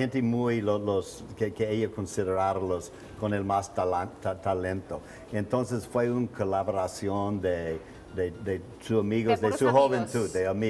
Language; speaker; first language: Spanish; non-native, learner; English